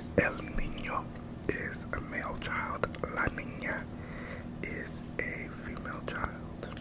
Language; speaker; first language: Spanish; non-native, learner; English